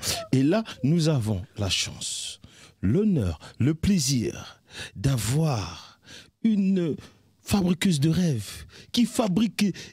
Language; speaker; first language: French; native; French